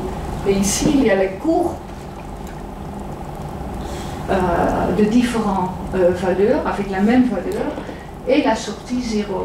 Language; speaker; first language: French; non-native, fluent; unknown